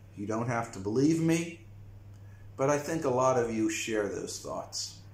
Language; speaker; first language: English; native; English